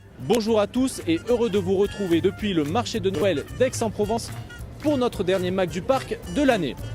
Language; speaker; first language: French; native; French